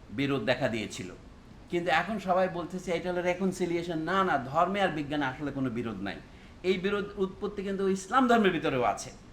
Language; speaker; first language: Bangla; non-native, local second language; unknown